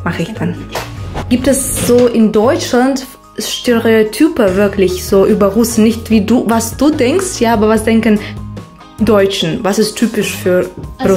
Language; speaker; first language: German; non-native, fluent; Russian